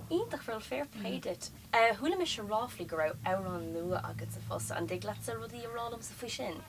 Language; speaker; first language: Irish; native; Irish